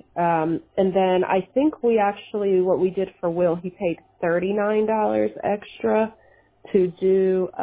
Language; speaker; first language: English; early bilingual, other home language; Spanish